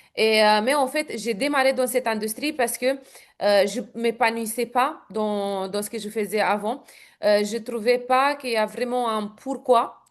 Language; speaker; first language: French; non-native, fluent; Romanian